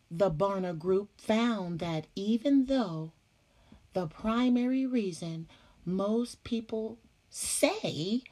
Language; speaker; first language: English; native; English